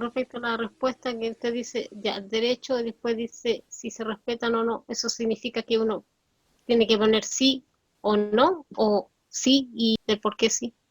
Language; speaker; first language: Spanish; native; Spanish